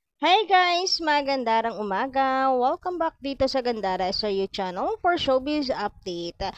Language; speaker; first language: Filipino; non-native, local second language; Bikol